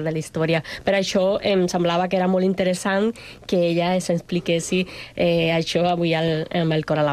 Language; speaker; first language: Catalan; non-native, fluent; Spanish